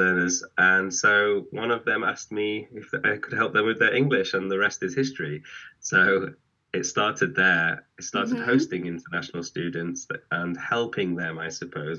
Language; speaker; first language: English; native; English